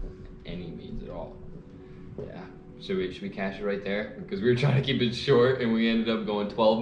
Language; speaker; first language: English; native; English